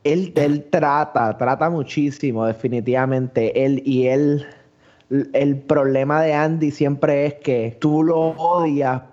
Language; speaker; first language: Spanish; early bilingual, other home language; English